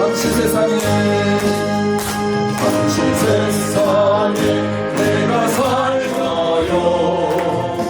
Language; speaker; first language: Korean; native; Korean